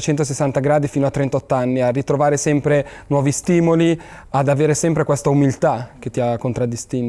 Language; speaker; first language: Italian; native; Italian